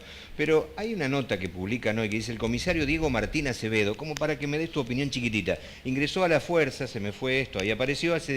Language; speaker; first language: Spanish; native; Spanish